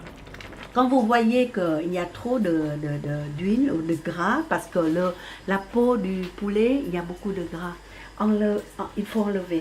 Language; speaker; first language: French; early bilingual, other home language; Vietnamese